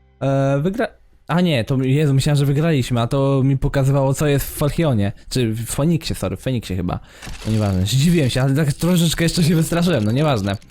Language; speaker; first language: Polish; native; Polish